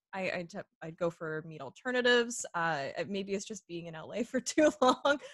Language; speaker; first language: English; native; English